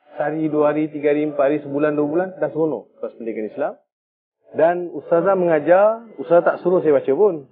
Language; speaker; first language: Malay; early bilingual, other home language; Tamil